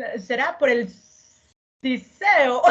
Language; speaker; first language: Spanish; non-native, learner; Portuguese